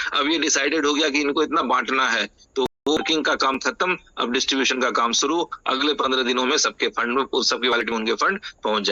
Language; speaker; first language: Hindi; native; Hindi